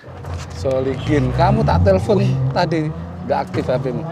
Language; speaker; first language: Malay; non-native, local second language; Javanese